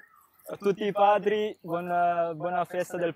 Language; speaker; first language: Italian; early bilingual, other home language; Filipino